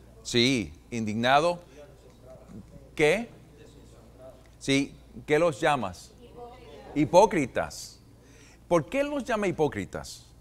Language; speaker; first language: Spanish; non-native, fluent; English